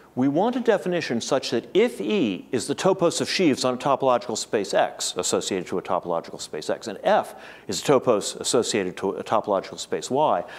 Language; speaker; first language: English; native; English